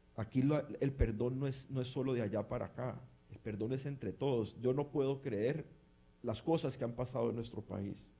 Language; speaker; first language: Spanish; early bilingual, heritage; Spanish